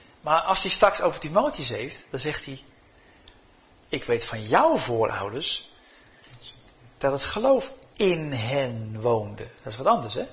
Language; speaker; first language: Dutch; native; Dutch